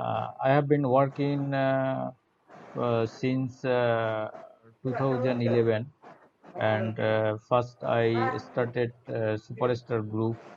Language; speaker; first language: English; non-native, learner; Bangla